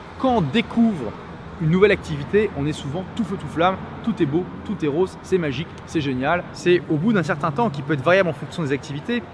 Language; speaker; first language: French; native; French